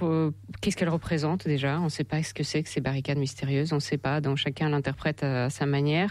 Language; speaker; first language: French; non-native, fluent; Russian